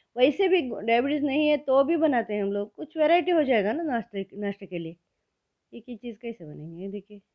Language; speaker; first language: Hindi; non-native, local second language; Kannada